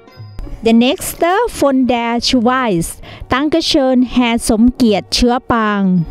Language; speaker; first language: German; non-native, learner; Thai